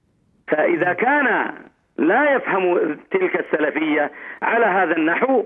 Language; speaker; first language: Arabic; native; Arabic